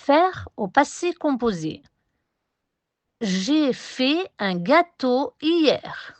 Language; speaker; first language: French; non-native, fluent; Spanish